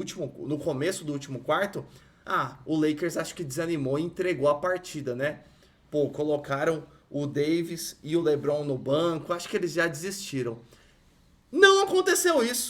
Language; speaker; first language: Portuguese; native; Portuguese